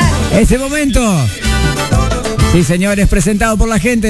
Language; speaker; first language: Spanish; native; Spanish